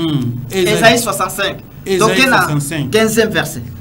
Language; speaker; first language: French; non-native, local second language; Lingala